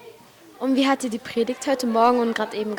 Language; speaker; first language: German; early bilingual, other home language; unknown